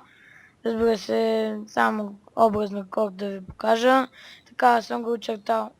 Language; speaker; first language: Bulgarian; native; Bulgarian